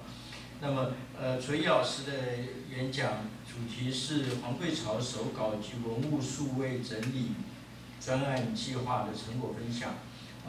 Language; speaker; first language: Chinese; native; Chinese